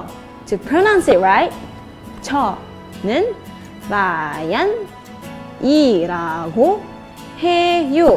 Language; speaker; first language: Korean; non-native, learner; Malay